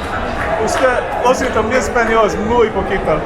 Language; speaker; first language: Spanish; non-native, learner; English